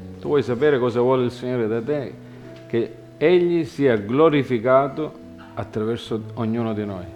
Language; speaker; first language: Italian; non-native, fluent; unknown